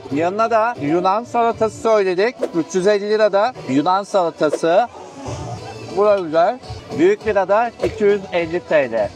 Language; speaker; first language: Turkish; native; Turkish